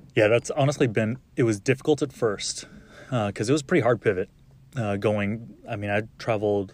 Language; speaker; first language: English; native; English